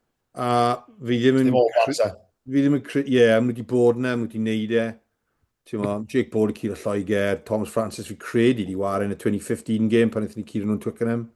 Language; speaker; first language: Welsh; native; Welsh